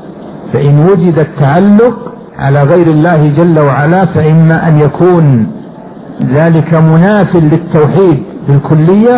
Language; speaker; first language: Arabic; native; Arabic